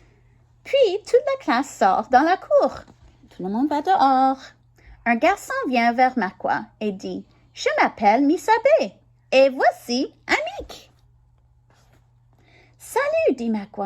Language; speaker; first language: French; non-native, learner; English